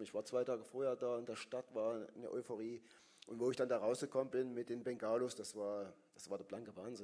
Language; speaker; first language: German; native; German